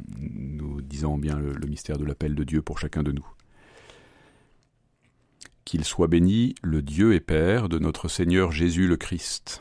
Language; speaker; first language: French; native; French